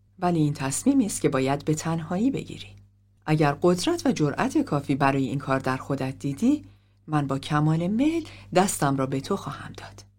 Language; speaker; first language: Persian; native; Persian